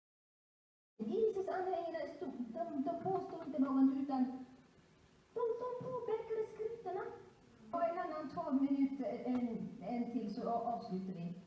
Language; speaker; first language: Swedish; non-native, fluent; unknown